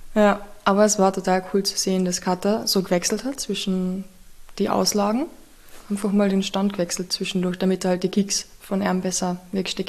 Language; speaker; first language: German; native; German